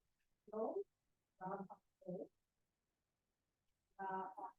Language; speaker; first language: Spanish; non-native, learner; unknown